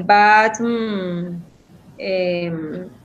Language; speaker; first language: English; non-native, learner; Spanish